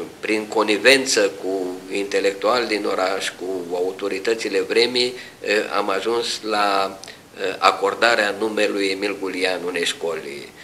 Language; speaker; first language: Romanian; native; Romanian